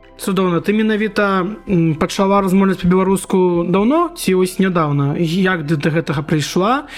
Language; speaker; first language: Belarusian; non-native, local second language; Russian